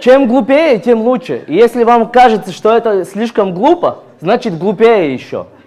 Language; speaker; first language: Russian; non-native, fluent; Latvian